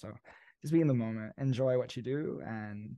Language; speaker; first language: English; native; English